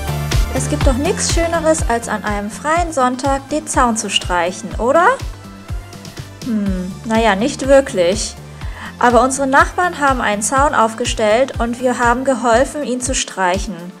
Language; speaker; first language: German; native; German